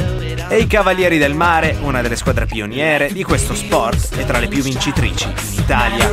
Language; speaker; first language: Italian; native; Italian